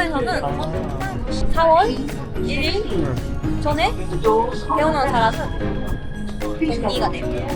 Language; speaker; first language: Korean; non-native, learner; Japanese